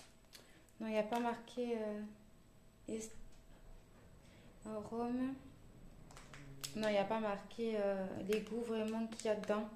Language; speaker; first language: French; native; French